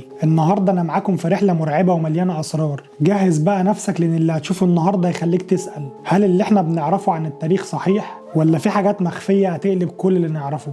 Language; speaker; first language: Arabic; native; Arabic